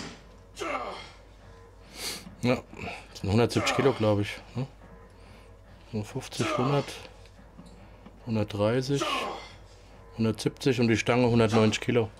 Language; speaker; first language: German; native; German